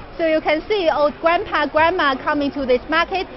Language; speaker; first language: English; non-native, fluent; Chinese